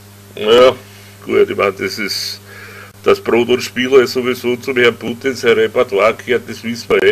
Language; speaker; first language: German; native; German